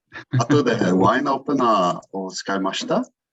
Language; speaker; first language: Japanese; non-native, learner; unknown